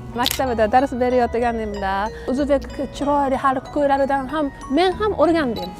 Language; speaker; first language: Uzbek; non-native, fluent; Japanese